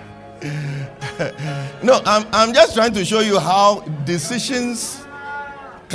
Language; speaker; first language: English; non-native, local second language; Akan